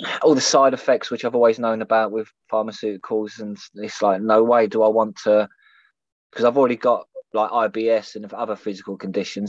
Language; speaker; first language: English; native; English